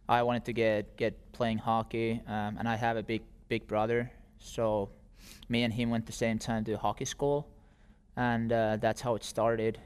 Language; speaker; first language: English; non-native, fluent; Finnish